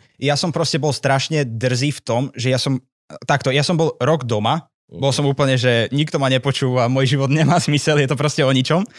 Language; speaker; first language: Slovak; native; Slovak